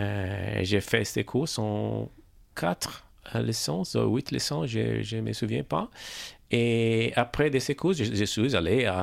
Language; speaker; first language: French; non-native, learner; Italian